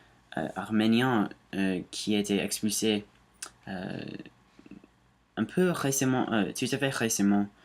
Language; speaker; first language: French; non-native, learner; English